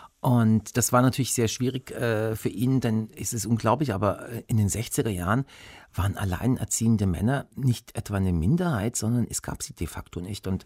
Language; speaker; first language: German; early bilingual, other home language; Bulgarian